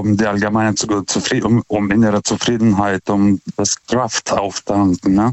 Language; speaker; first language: German; non-native, fluent; Lithuanian